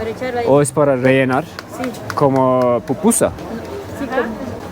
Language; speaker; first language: Spanish; non-native, learner; Turkish